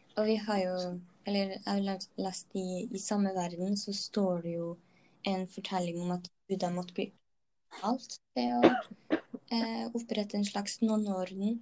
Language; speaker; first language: Norwegian; native; Norwegian